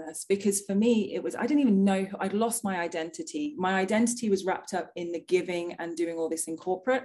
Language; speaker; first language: English; native; English